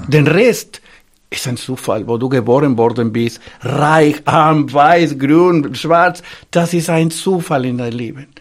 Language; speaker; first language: German; non-native, fluent; Spanish